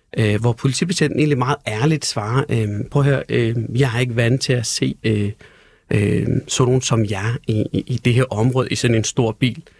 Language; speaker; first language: Danish; early bilingual, other home language; Persian